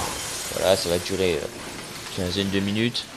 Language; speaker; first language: French; native; French